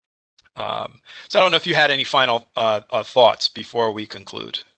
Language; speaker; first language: English; native; English